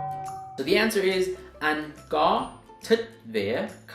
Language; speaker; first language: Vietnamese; non-native, learner; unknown